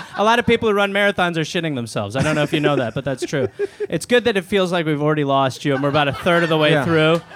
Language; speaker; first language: English; native; English